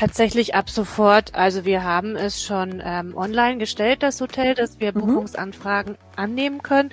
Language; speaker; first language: German; native; German